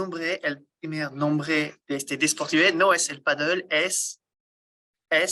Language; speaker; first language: Spanish; non-native, learner; French